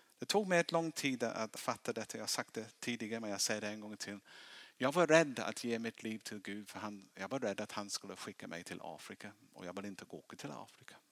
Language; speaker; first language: Swedish; non-native, fluent; English